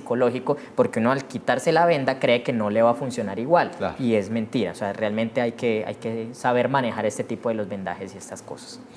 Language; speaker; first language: Spanish; native; Spanish